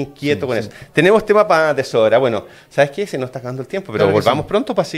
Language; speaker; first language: Spanish; native; Spanish